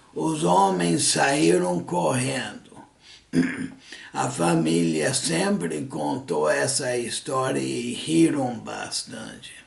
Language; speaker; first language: Portuguese; non-native, fluent; English